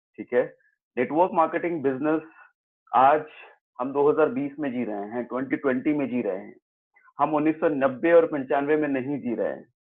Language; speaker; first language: Hindi; native; Hindi